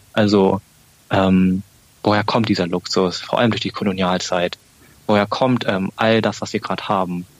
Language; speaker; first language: German; early bilingual, other home language; Vietnamese